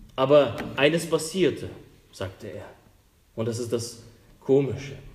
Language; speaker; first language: German; non-native, fluent; Russian